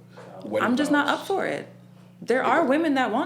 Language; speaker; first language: English; native; English